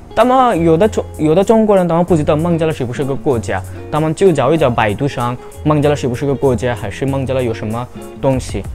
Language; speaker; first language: Chinese; non-native, learner; Bangla